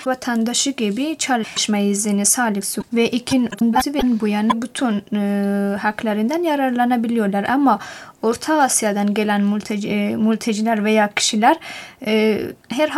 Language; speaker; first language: Turkish; non-native, fluent; Persian